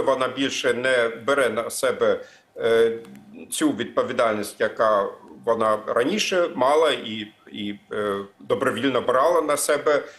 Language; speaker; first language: Ukrainian; non-native, fluent; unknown